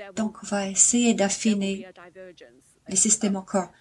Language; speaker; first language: French; non-native, fluent; Cantonese